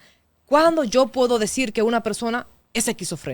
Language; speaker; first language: Spanish; native; Spanish